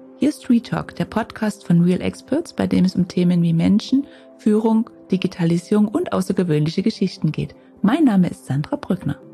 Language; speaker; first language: German; native; German